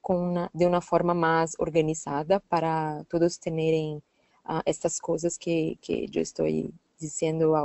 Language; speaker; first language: Spanish; non-native, learner; Portuguese